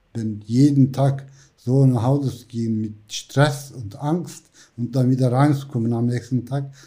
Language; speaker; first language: German; non-native, fluent; Turkish